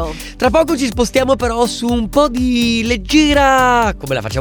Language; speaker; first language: Italian; native; Italian